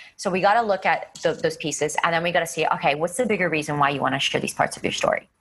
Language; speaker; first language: English; native; English